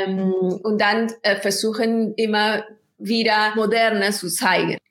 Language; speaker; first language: German; non-native, fluent; Spanish